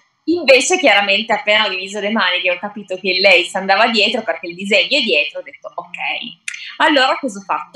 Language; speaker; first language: Italian; native; Italian